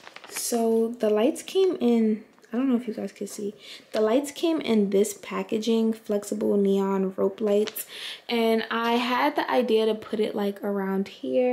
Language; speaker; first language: English; native; English